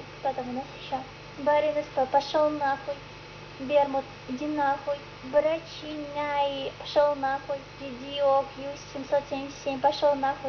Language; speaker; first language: Russian; native; Russian